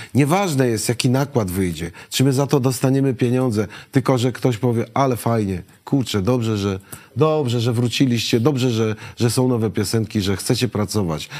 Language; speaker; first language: Polish; native; Polish